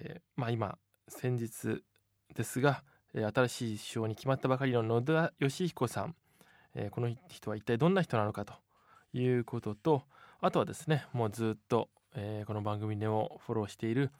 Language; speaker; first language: Japanese; native; Japanese